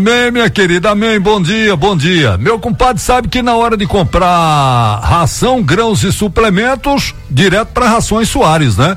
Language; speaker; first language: Portuguese; native; Portuguese